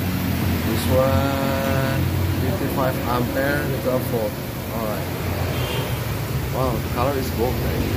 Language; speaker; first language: English; non-native, fluent; Indonesian